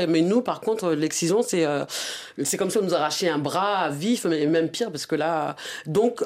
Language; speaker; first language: French; early bilingual, other home language; Bambara